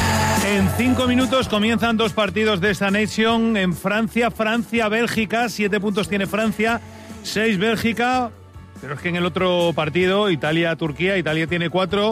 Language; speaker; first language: Spanish; native; Spanish